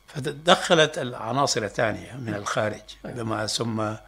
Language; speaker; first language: Arabic; non-native, local second language; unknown